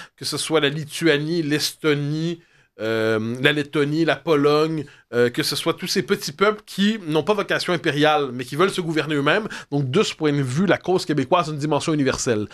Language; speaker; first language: French; native; French